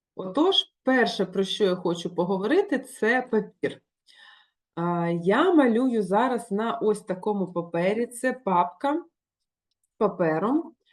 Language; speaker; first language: Ukrainian; non-native, local second language; Russian